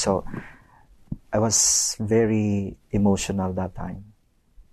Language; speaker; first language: English; non-native, local second language; Cebuano